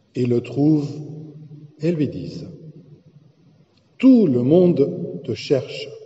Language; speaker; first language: French; non-native, local second language; Arabic